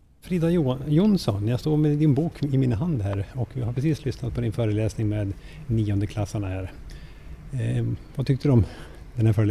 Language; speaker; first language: Swedish; native; Swedish